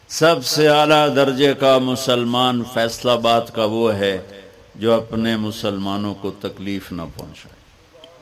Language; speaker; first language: Urdu; non-native, local second language; Punjabi